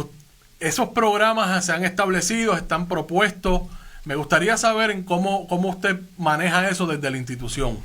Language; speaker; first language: Spanish; native; Spanish